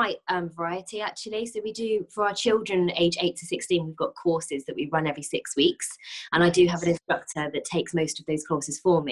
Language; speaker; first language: English; native; English